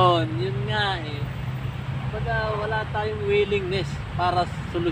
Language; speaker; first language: Filipino; native; Filipino